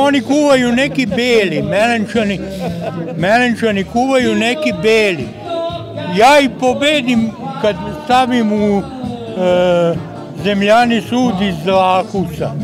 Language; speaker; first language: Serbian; non-native, local second language; Hungarian